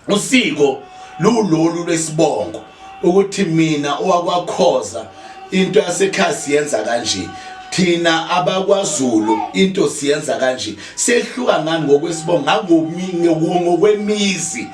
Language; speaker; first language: Zulu; native; Zulu